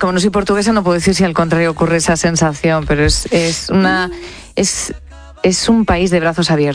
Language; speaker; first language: Spanish; native; Spanish